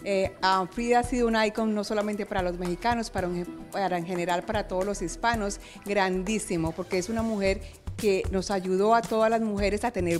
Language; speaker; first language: Spanish; native; Spanish